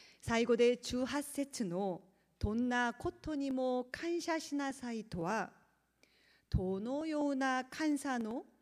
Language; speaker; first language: Japanese; non-native, learner; Korean